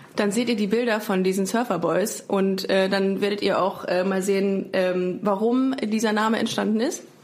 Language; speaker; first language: German; native; German